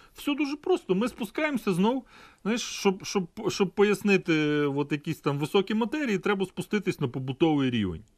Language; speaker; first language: Ukrainian; native; Ukrainian